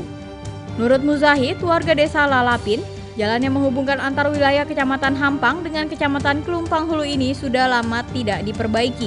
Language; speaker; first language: Indonesian; native; Indonesian